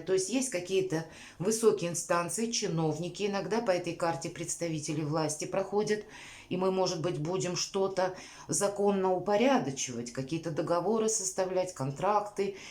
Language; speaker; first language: Russian; native; Russian